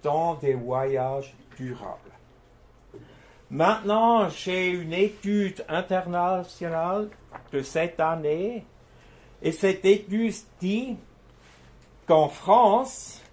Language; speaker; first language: French; non-native, fluent; German